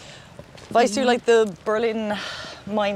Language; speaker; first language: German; non-native, learner; English